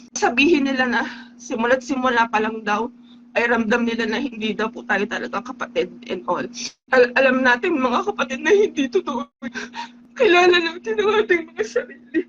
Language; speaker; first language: Filipino; native; Filipino